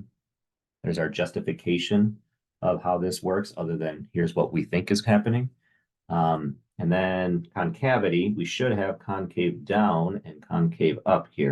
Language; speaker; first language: English; native; English